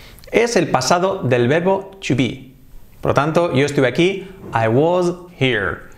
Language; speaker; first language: Spanish; native; Spanish